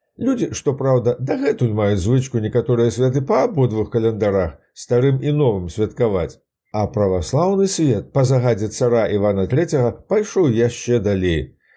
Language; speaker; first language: Belarusian; native; Belarusian